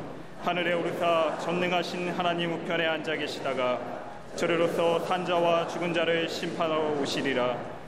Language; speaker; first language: Korean; native; Korean